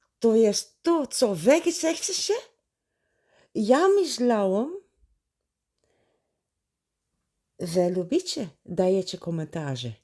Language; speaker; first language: Polish; non-native, learner; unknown